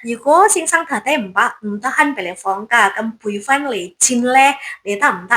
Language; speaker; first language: Cantonese; native; Cantonese